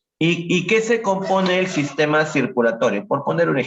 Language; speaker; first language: Spanish; native; Spanish